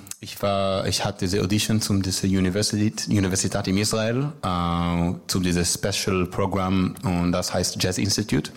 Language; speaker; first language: German; non-native, learner; Hebrew